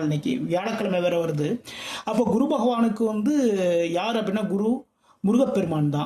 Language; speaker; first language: Tamil; native; Tamil